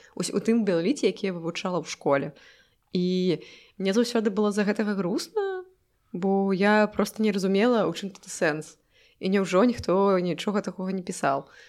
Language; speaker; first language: Belarusian; non-native, local second language; Russian